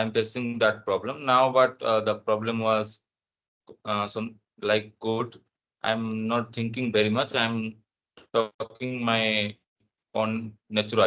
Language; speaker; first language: English; non-native, learner; Odia